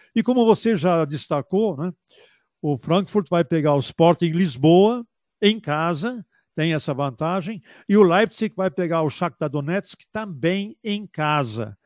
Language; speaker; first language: Portuguese; early bilingual, other home language; German